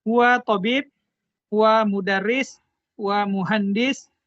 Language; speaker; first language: Arabic; non-native, learner; Indonesian